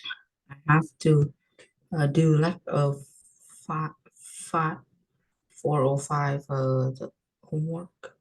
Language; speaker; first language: English; non-native, learner; Vietnamese